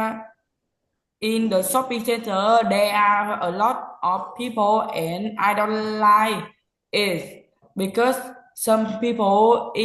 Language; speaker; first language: English; non-native, learner; Vietnamese